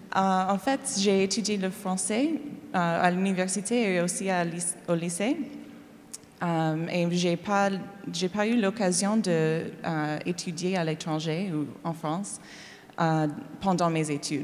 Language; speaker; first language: French; non-native, learner; English